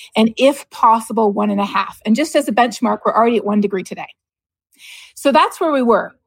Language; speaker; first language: English; native; English